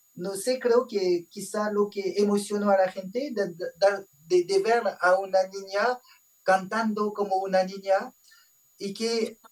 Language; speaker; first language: Spanish; non-native, fluent; French